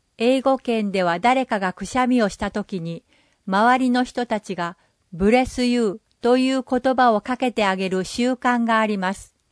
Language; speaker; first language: Japanese; non-native, fluent; English